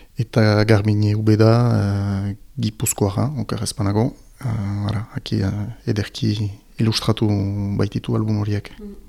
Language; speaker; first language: Basque; native; Basque